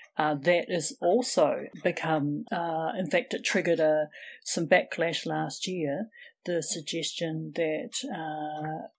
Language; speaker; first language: English; native; English